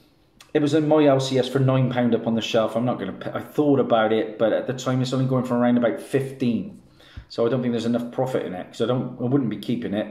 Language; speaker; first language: English; native; English